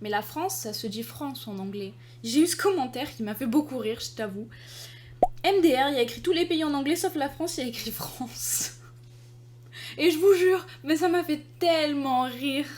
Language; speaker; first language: French; native; French